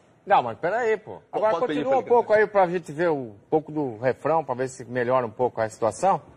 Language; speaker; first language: Portuguese; native; Portuguese